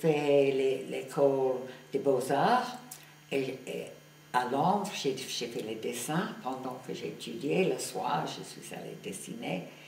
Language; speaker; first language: French; non-native, fluent; English